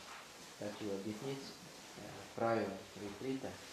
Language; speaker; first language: Russian; non-native, learner; Thai